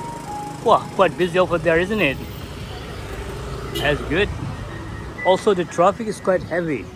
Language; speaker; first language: English; non-native, learner; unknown